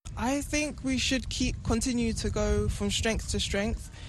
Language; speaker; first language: English; native; English